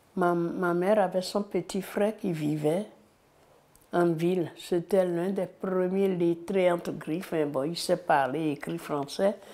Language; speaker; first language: French; non-native, local second language; Fon